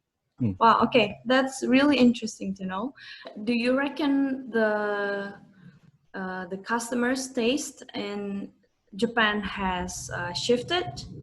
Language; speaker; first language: English; non-native, fluent; Indonesian